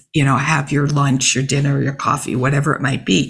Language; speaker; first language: English; native; English